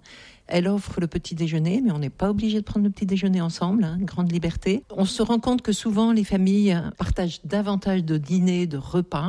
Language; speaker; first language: French; native; French